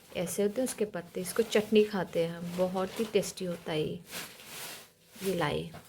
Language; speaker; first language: Hindi; non-native, local second language; Kok Borok